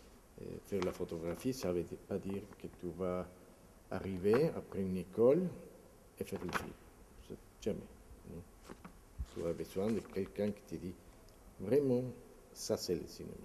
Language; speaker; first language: French; non-native, fluent; Spanish